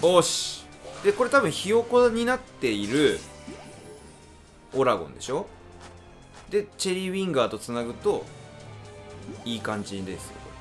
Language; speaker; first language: Japanese; native; Japanese